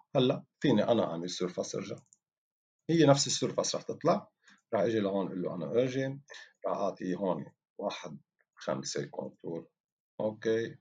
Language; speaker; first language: Arabic; native; Arabic